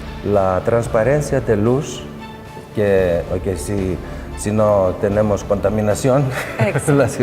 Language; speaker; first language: Spanish; non-native, fluent; Greek